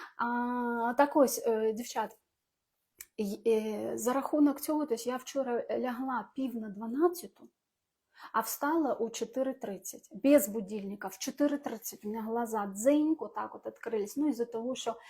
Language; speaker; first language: Ukrainian; non-native, local second language; Russian